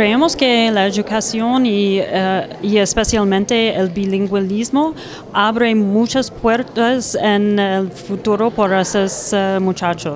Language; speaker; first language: Spanish; non-native, fluent; English